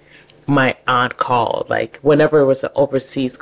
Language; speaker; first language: English; native; English